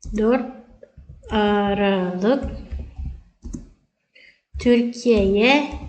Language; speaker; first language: Turkish; non-native, fluent; Indonesian